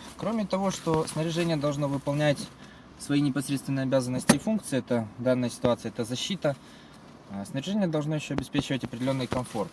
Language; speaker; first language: Russian; native; Russian